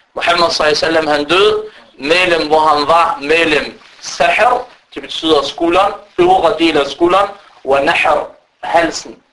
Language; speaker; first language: Danish; early bilingual, other home language; Arabic